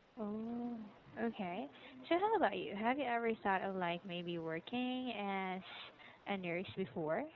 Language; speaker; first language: English; non-native, local second language; Filipino